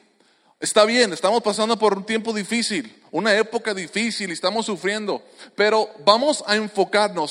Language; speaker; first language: Spanish; native; Spanish